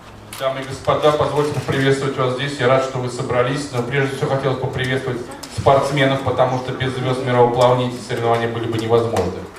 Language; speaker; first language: Russian; native; Russian